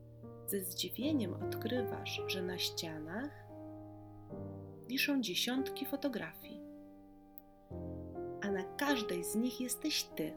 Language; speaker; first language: Polish; native; Polish